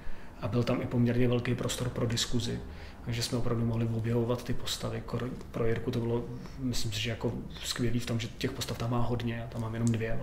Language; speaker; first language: Czech; native; Czech